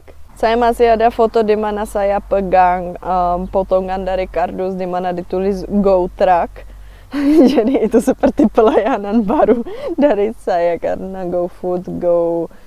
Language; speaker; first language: Indonesian; non-native, fluent; Czech